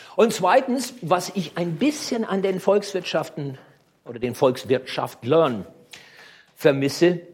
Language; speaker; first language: German; native; German